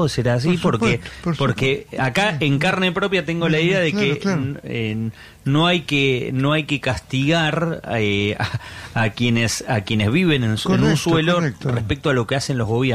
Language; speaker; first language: Spanish; native; Spanish